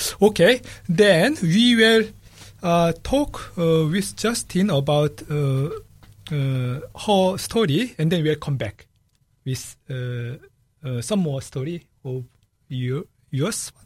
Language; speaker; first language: English; non-native, fluent; Korean